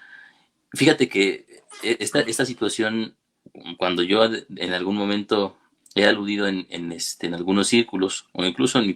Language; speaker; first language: Spanish; native; Spanish